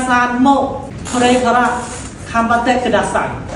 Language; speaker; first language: Japanese; non-native, learner; Khmer